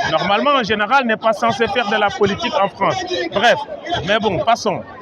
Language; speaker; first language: French; non-native, local second language; Wolof